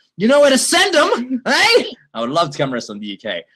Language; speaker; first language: English; native; English